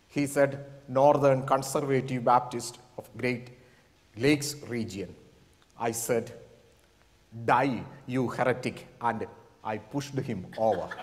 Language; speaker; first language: English; non-native, local second language; Malayalam